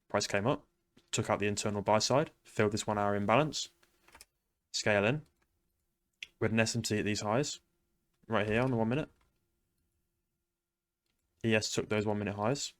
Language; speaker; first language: English; native; English